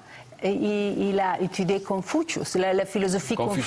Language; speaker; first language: French; non-native, fluent; Italian